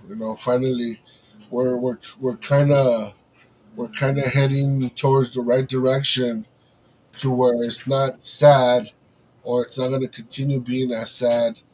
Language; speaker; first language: English; early bilingual, other home language; Spanish